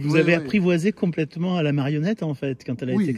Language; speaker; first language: French; native; French